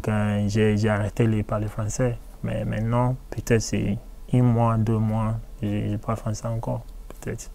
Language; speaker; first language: French; non-native, learner; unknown